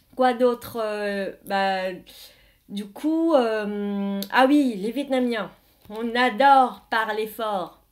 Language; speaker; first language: French; non-native, fluent; Vietnamese